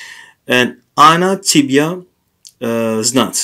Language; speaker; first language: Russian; non-native, learner; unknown